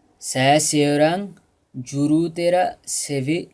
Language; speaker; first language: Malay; non-native, learner; Bangla